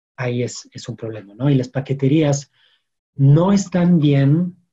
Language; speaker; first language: Spanish; non-native, fluent; French